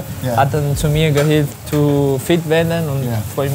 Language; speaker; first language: German; non-native, learner; Spanish